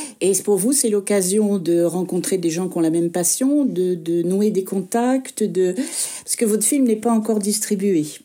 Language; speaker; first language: French; native; French